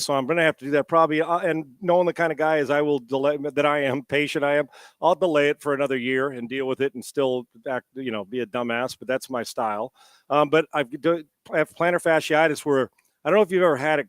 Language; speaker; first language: English; native; English